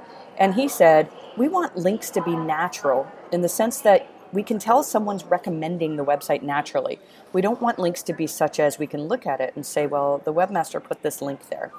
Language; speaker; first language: English; native; English